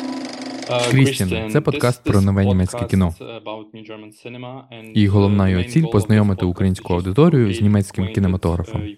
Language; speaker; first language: Ukrainian; native; Ukrainian